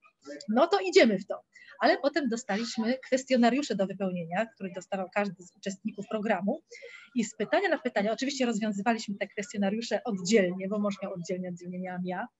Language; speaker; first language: Polish; native; Polish